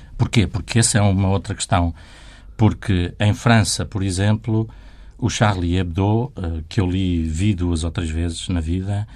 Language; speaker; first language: Portuguese; native; Portuguese